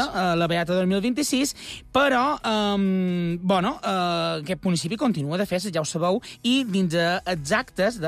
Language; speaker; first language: Catalan; native; Catalan